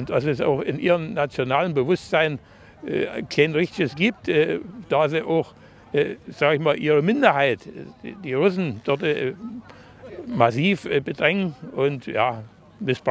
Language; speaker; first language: German; native; German